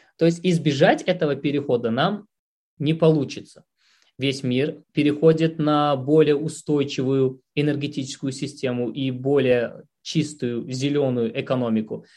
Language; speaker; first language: Russian; non-native, local second language; Tajik